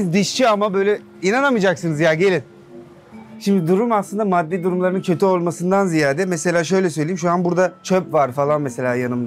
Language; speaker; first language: Turkish; native; Turkish